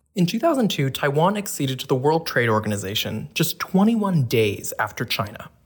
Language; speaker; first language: English; native; English